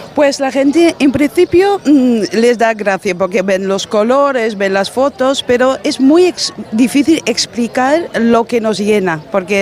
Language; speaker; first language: Spanish; non-native, fluent; Dutch